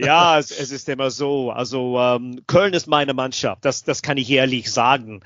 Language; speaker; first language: German; non-native, fluent; English